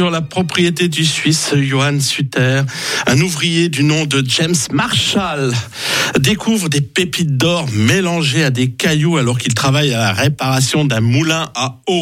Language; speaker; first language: French; native; French